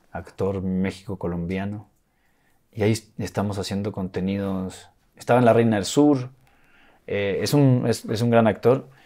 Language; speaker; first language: Spanish; native; Spanish